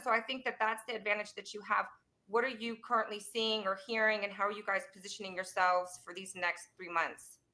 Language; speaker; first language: English; native; English